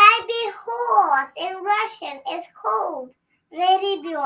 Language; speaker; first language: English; early bilingual, other home language; Russian